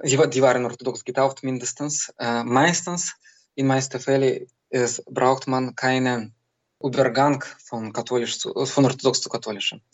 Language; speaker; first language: German; non-native, learner; Belarusian